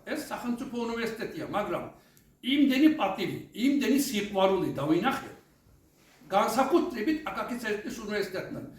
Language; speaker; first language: Georgian; non-native, fluent; Turkish